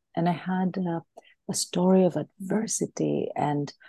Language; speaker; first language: English; non-native, fluent; Greek